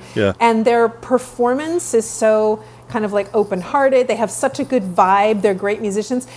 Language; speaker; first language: English; native; English